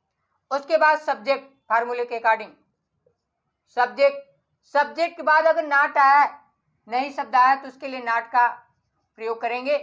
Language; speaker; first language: Hindi; native; Hindi